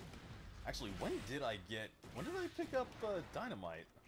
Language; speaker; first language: English; native; English